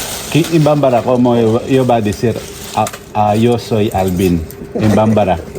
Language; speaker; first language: Spanish; non-native, learner; Filipino